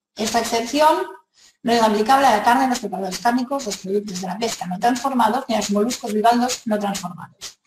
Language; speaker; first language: Spanish; non-native, local second language; Catalan